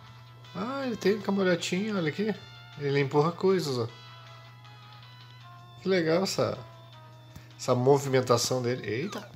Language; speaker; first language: Portuguese; native; Portuguese